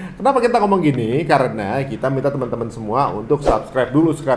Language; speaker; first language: Indonesian; native; Indonesian